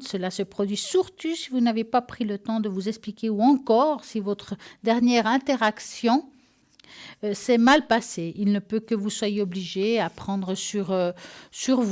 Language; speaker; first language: French; native; French